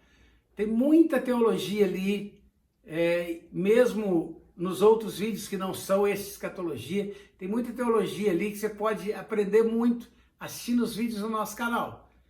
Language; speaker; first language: Portuguese; native; Portuguese